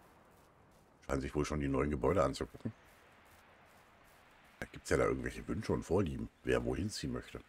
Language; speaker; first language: German; native; German